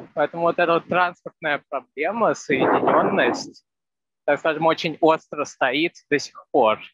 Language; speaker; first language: Russian; non-native, fluent; Hindi